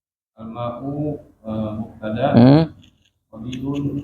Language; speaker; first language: Arabic; non-native, learner; Indonesian